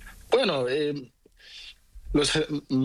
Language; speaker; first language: Spanish; non-native, learner; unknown